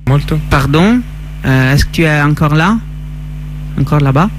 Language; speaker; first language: French; non-native, fluent; Italian